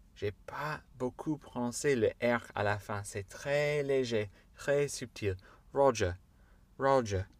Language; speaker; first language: French; non-native, fluent; English